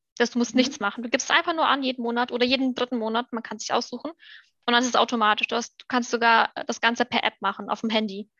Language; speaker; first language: German; early bilingual, other home language; Russian